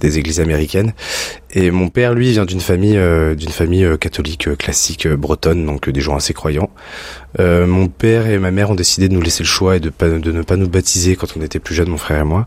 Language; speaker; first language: French; native; French